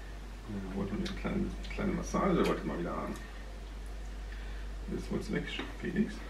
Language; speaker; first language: German; native; German